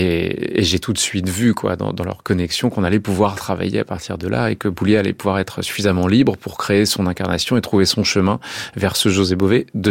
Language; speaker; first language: French; native; French